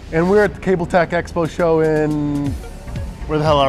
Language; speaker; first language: English; native; English